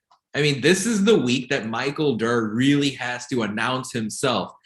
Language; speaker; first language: English; native; English